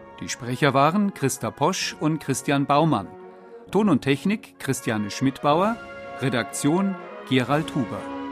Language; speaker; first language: German; native; German